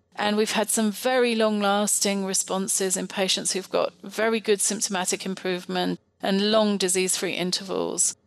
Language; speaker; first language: English; native; English